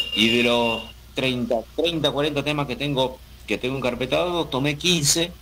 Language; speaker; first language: Spanish; native; Spanish